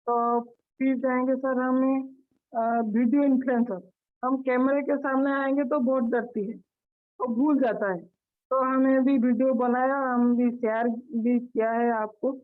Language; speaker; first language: Hindi; non-native, local second language; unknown